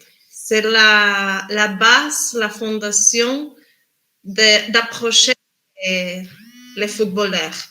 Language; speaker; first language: French; non-native, learner; Spanish